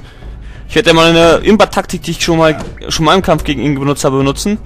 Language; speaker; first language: German; native; German